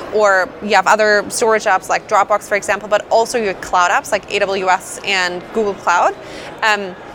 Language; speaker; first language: English; non-native, fluent; German